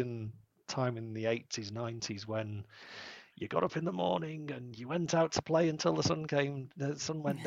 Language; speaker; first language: English; native; English